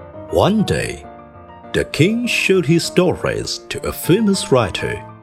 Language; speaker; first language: English; non-native, fluent; Chinese